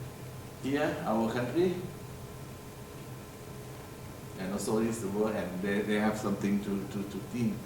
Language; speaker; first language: English; non-native, learner; Thai